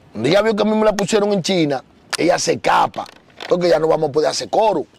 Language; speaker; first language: Spanish; native; Spanish